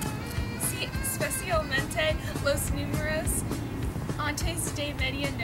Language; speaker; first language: Spanish; non-native, learner; English